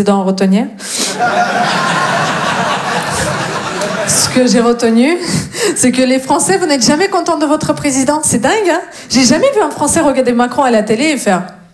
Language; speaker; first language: French; non-native, fluent; Russian